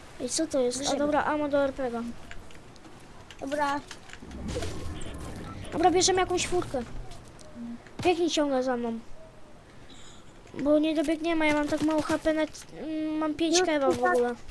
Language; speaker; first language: Polish; native; Polish